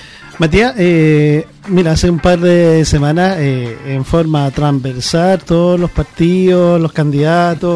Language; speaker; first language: Spanish; native; Spanish